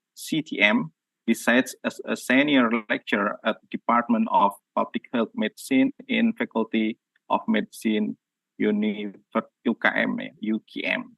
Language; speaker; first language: English; non-native, learner; Indonesian